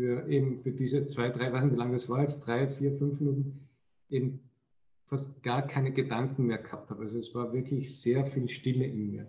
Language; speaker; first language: German; native; German